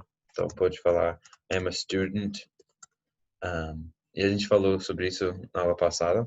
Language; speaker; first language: Portuguese; non-native, fluent; English